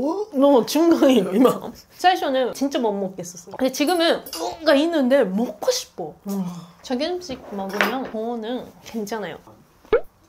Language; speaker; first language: Korean; non-native, fluent; Japanese